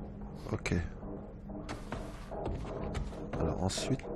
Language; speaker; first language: French; native; French